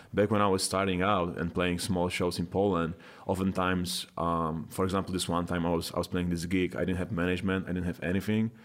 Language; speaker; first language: English; non-native, fluent; Polish